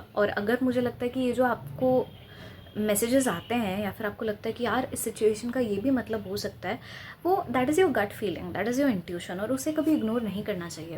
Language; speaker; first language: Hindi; non-native, local second language; Bangla